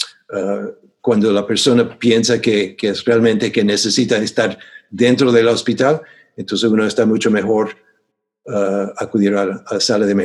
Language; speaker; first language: Spanish; non-native, fluent; English